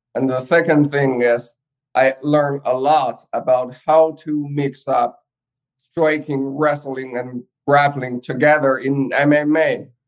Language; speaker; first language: English; non-native, fluent; Chinese